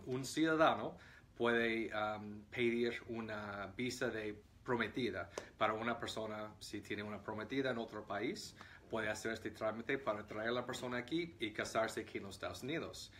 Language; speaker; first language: Spanish; non-native, fluent; English